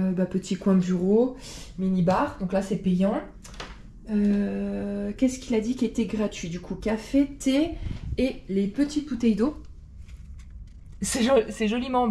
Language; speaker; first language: French; native; French